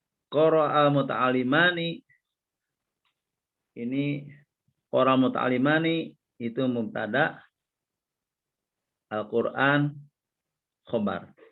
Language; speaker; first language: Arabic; non-native, learner; Indonesian